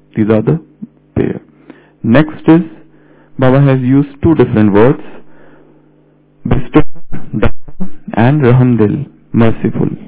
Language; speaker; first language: English; non-native, local second language; Marathi